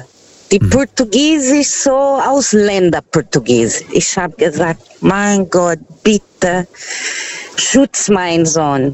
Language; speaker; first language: German; non-native, fluent; Portuguese